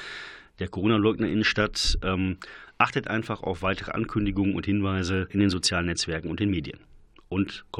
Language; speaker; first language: German; native; German